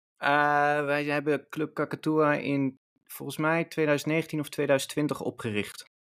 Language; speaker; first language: Dutch; native; Dutch